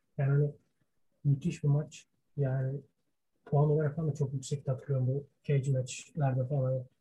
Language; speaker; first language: Turkish; early bilingual, heritage; Turkish